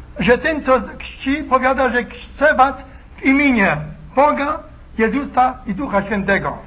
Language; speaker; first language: Polish; early bilingual, heritage; Polish